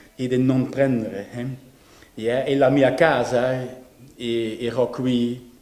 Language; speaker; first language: Italian; non-native, learner; Dutch